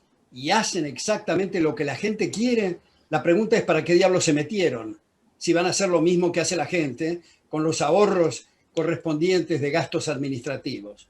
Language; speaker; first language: Spanish; native; Spanish